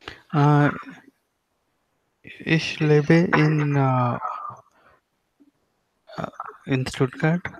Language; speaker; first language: German; non-native, learner; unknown